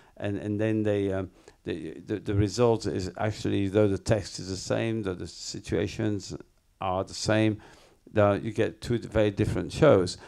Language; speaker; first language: English; non-native, fluent; French